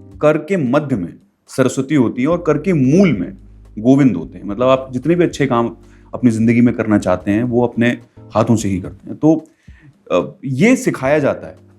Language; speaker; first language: Hindi; native; Hindi